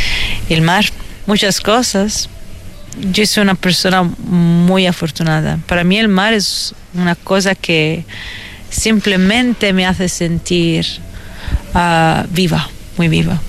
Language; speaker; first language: Spanish; non-native, fluent; Italian